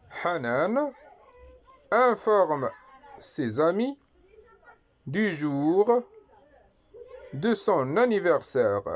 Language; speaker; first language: French; non-native, local second language; Arabic